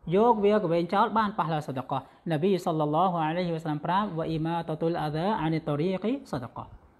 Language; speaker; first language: Khmer; non-native, local second language; Western Cham